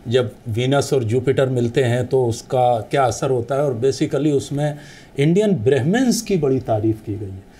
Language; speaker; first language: Hindi; native; Hindi